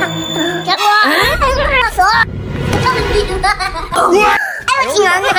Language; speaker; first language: Chinese; native; Chinese